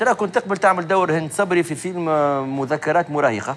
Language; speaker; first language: Arabic; native; Arabic